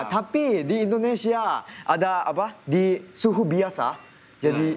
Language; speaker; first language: Indonesian; non-native, learner; Japanese